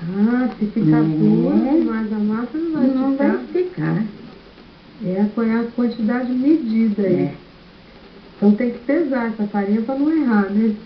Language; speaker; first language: Portuguese; native; Portuguese